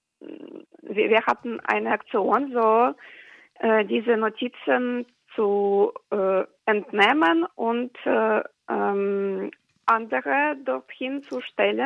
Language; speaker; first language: German; non-native, fluent; Russian